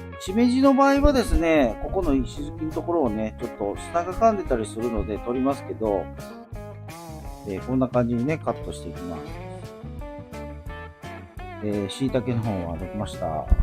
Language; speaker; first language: Japanese; native; Japanese